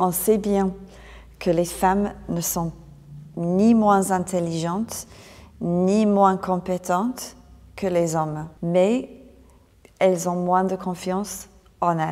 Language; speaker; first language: French; non-native, fluent; English